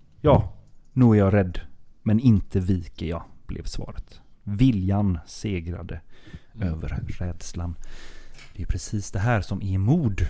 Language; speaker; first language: Swedish; native; Swedish